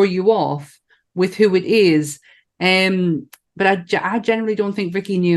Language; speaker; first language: English; native; English